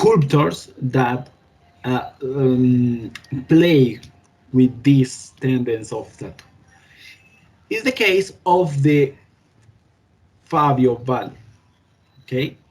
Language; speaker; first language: English; non-native, learner; Spanish